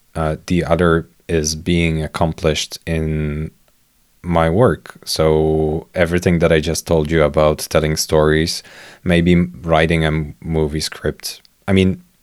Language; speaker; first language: English; non-native, fluent; Polish